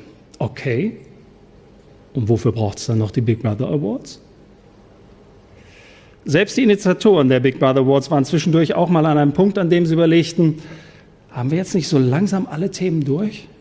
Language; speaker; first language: German; native; German